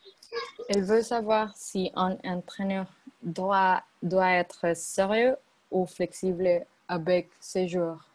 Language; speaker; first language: French; non-native, learner; Spanish